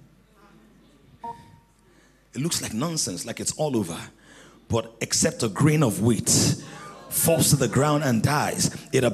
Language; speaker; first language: English; non-native, local second language; Yoruba